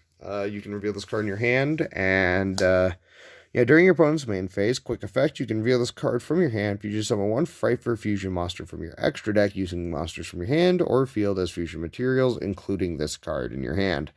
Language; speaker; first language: English; native; English